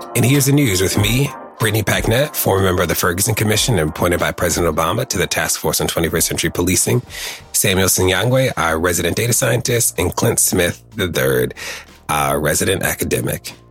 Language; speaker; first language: English; native; English